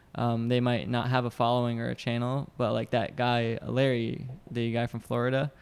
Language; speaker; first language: English; native; English